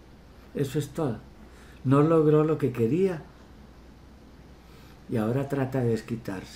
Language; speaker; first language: Spanish; native; Spanish